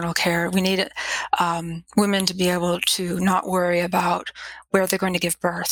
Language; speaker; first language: English; native; English